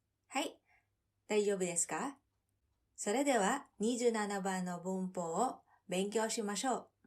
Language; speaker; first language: Japanese; non-native, fluent; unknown